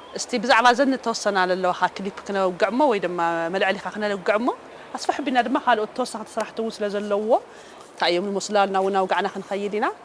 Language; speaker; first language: Tigrinya; native; Tigrinya